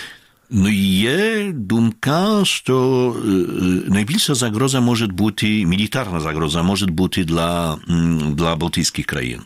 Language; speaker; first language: Ukrainian; non-native, fluent; Polish